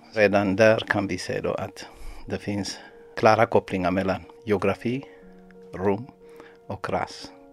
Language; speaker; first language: Swedish; non-native, fluent; Amharic